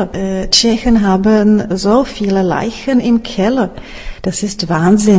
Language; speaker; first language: German; non-native, fluent; Czech